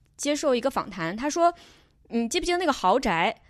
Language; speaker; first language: Chinese; native; Chinese